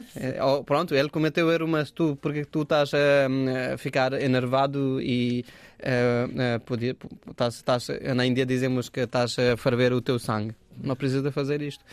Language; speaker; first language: Portuguese; non-native, fluent; Hindi